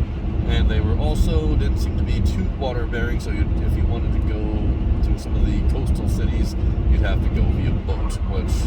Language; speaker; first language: English; native; English